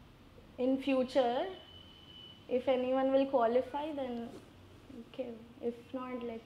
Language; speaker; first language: Telugu; non-native, learner; Gujarati